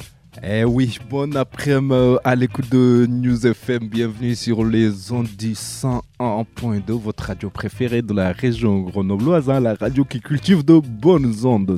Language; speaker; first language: French; native; French